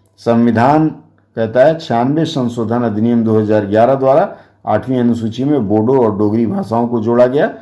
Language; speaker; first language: Hindi; native; Hindi